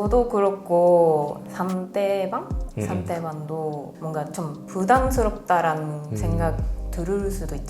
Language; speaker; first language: Korean; non-native, fluent; Japanese